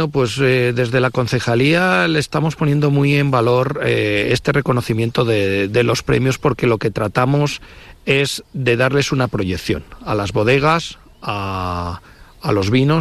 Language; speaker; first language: Spanish; native; Spanish